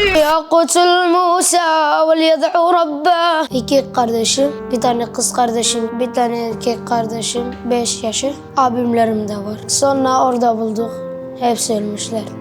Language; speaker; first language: Turkish; early bilingual, other home language; Arabic